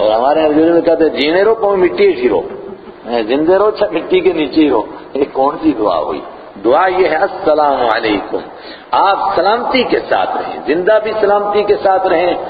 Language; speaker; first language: Urdu; non-native, local second language; Punjabi